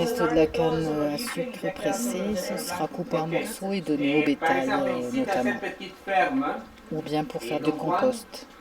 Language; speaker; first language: French; native; French